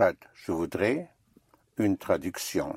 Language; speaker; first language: French; non-native, fluent; English